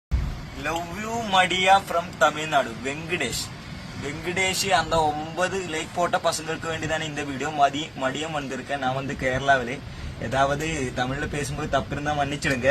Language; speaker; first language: Tamil; non-native, learner; Malayalam